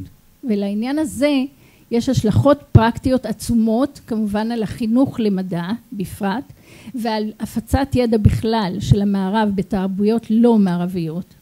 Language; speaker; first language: Hebrew; native; Hebrew